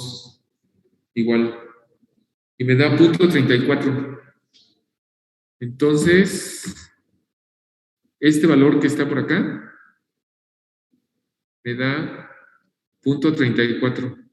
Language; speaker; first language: Spanish; native; Spanish